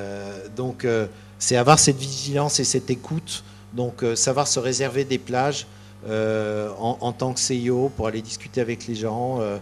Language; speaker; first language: French; native; French